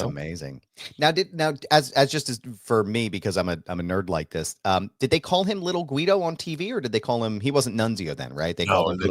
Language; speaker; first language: English; native; English